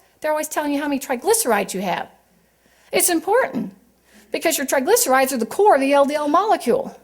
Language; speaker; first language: English; native; English